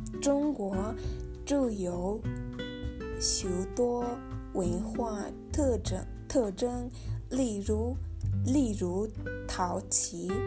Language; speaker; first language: Chinese; non-native, learner; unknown